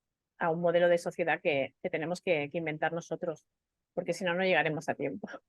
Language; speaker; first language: Spanish; native; Spanish